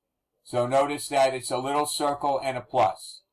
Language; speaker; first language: English; native; English